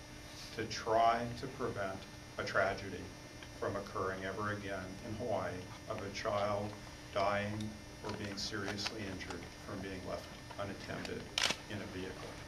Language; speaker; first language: English; native; English